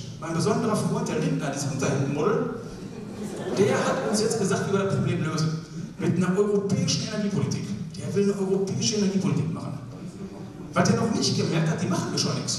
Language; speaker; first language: German; native; German